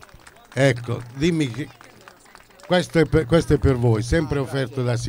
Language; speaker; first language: Italian; native; Italian